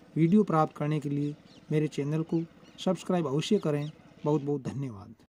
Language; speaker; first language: Hindi; native; Hindi